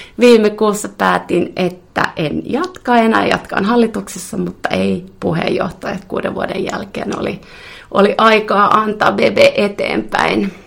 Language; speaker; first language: Finnish; non-native, local second language; Swedish